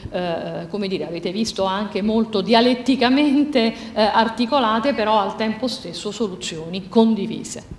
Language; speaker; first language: Italian; native; Italian